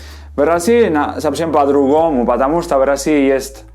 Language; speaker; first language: Russian; non-native, fluent; Spanish